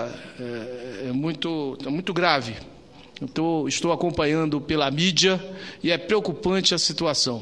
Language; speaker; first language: Portuguese; native; Portuguese